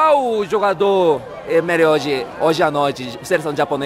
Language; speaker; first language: Portuguese; non-native, learner; Japanese